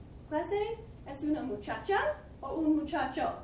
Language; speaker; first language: Spanish; non-native, fluent; English